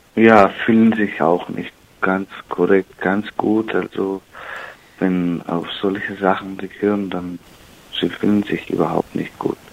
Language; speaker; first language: German; non-native, learner; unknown